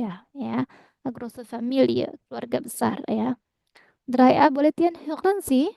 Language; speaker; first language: German; non-native, fluent; Indonesian